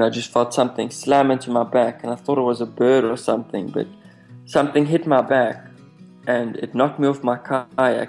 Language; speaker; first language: English; native; English